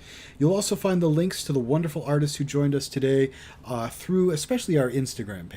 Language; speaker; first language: English; native; English